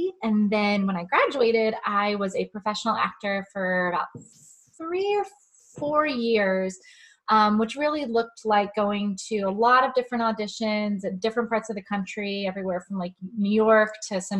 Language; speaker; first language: English; native; English